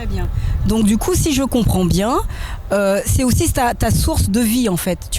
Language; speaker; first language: French; native; French